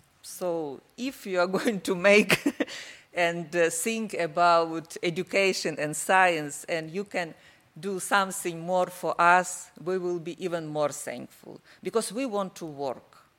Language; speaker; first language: English; non-native, learner; Ukrainian